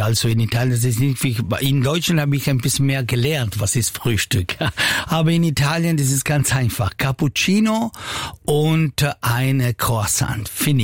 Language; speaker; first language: German; non-native, fluent; Italian